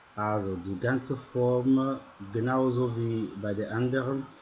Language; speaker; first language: German; native; German